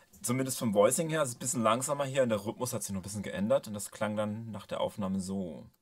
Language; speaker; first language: German; native; German